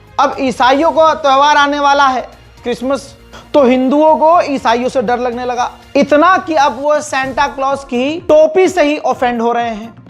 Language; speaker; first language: Hindi; native; Hindi